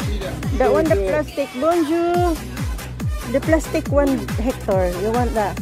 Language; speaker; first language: English; non-native, learner; Filipino